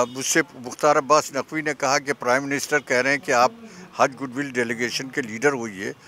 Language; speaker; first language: Hindi; native; Hindi